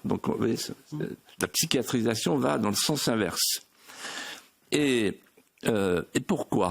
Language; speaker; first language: French; native; French